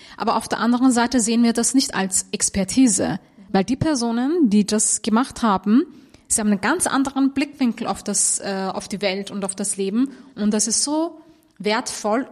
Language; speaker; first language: German; early bilingual, other home language; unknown